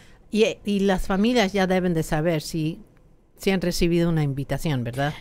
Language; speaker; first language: Spanish; non-native, fluent; English